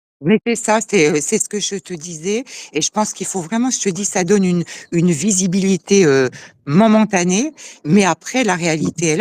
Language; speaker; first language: French; native; French